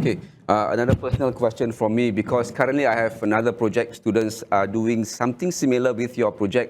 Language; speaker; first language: English; non-native, local second language; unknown